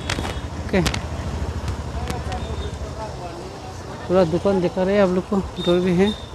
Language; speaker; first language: Hindi; non-native, local second language; Assamese